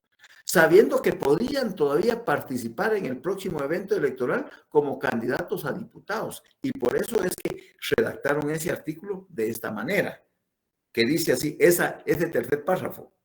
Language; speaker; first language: Spanish; native; Spanish